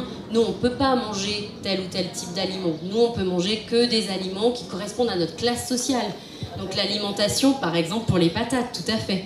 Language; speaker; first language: French; native; French